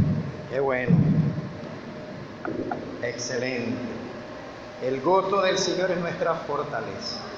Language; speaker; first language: Spanish; native; Spanish